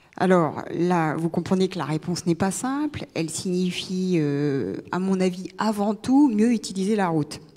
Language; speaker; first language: French; native; French